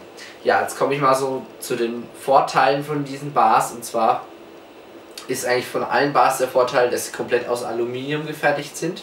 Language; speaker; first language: German; native; German